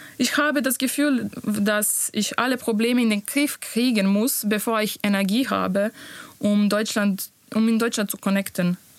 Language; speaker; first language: German; non-native, learner; Bosnian